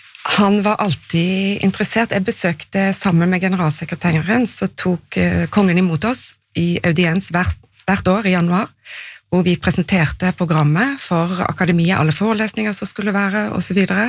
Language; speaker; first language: Norwegian; native; Norwegian